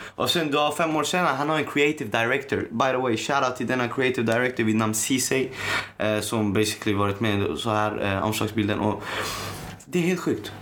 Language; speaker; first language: Swedish; early bilingual, other home language; Arabic